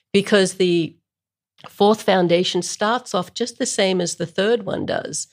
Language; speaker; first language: English; native; English